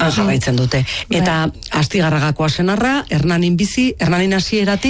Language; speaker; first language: Basque; native; Basque